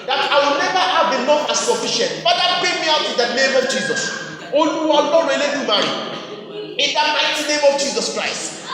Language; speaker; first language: English; non-native, local second language; Yoruba